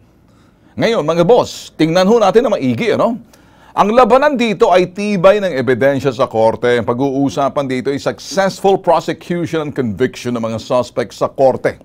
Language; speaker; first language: Filipino; native; Filipino